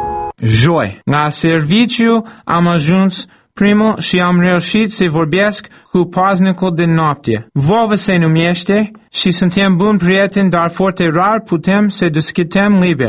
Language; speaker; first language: Romanian; non-native, fluent; English